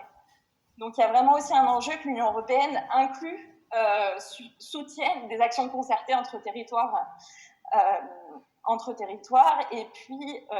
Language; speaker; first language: French; native; French